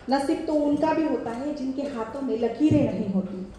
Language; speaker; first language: Hindi; non-native, local second language; Marathi